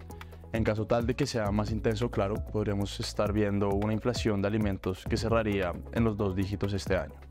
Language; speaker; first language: Spanish; native; Spanish